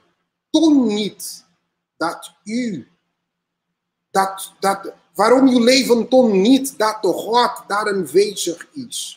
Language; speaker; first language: Dutch; non-native, learner; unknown